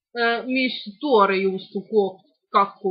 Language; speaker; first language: Finnish; non-native, learner; Estonian